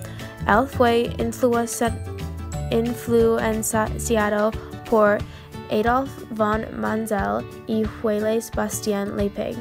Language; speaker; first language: Spanish; non-native, learner; English